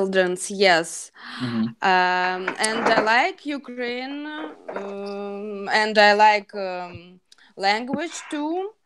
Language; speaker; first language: English; non-native, learner; Russian